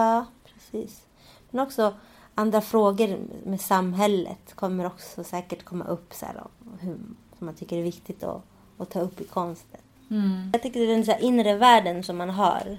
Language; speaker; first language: Swedish; early bilingual, other home language; Spanish